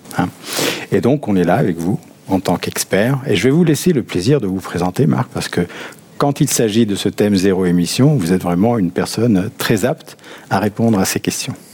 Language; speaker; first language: French; native; French